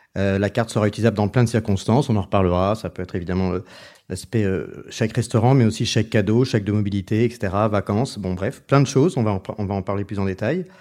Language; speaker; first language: French; native; French